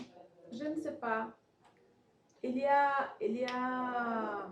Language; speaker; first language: French; non-native, learner; Portuguese